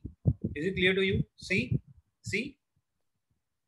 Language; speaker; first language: Spanish; non-native, learner; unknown